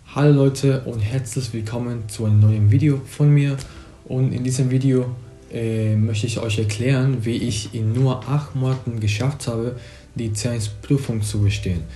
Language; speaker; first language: German; non-native, fluent; Spanish